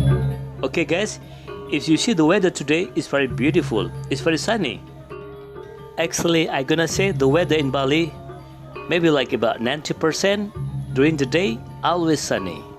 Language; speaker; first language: English; non-native, local second language; Indonesian